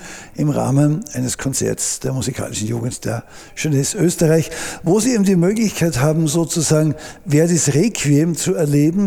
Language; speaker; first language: German; native; German